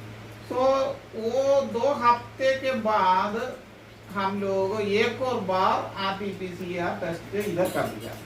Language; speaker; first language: Hindi; non-native, local second language; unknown